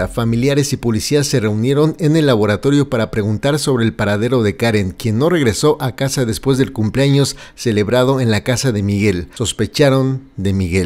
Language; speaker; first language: Spanish; native; Spanish